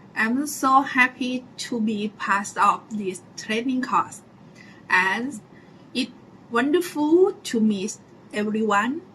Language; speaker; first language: English; non-native, learner; Thai